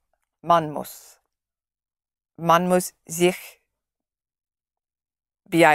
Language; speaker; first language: German; non-native, learner; English